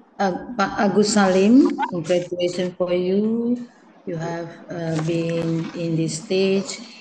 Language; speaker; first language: English; non-native, learner; Indonesian